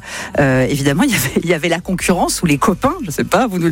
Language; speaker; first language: French; native; French